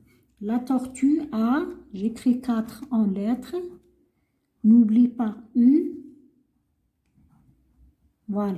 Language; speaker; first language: French; non-native, local second language; Arabic